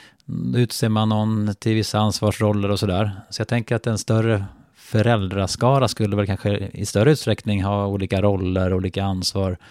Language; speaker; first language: Swedish; native; Swedish